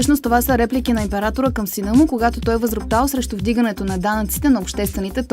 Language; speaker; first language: Bulgarian; native; Bulgarian